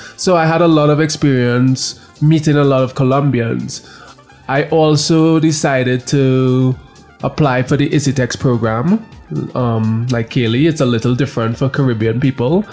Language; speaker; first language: English; native; English